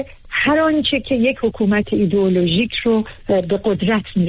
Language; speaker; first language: Persian; native; Persian